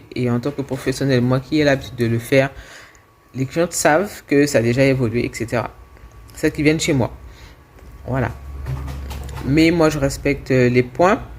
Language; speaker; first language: French; native; French